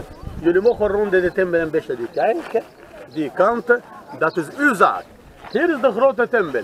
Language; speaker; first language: Dutch; non-native, learner; Arabic